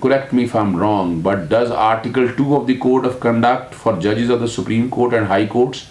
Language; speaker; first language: English; non-native, local second language; Urdu